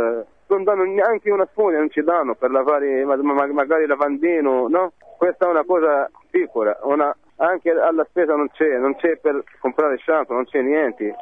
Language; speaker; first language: Italian; non-native, fluent; Arabic